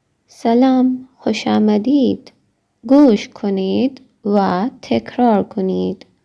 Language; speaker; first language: Persian; non-native, fluent; Urdu